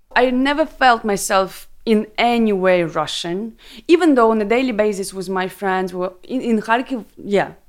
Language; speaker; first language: English; non-native, fluent; Ukrainian